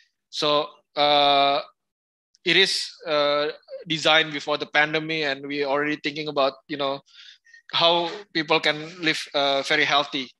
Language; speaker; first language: English; non-native, fluent; Indonesian